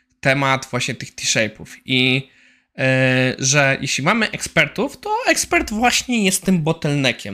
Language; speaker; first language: Polish; native; Polish